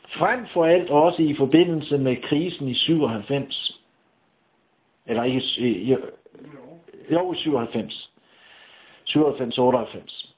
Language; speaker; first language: Danish; native; Danish